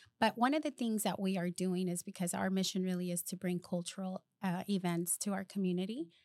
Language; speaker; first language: English; early bilingual, other home language; Spanish